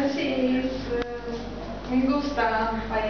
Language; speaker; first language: Spanish; non-native, learner; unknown